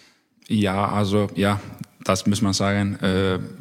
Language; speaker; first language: German; non-native, learner; Icelandic